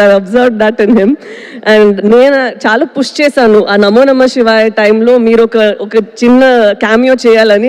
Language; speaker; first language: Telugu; non-native, local second language; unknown